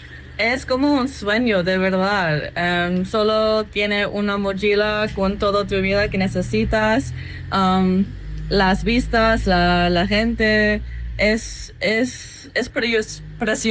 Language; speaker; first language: Spanish; non-native, fluent; English